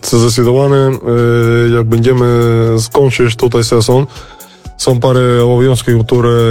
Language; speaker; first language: Polish; non-native, learner; Spanish